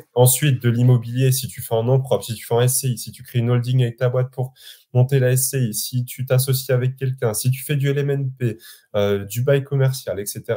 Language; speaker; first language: French; native; French